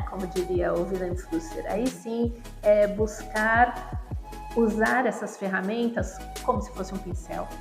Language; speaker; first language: Portuguese; native; Portuguese